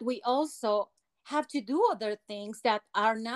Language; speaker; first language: English; non-native, fluent; Spanish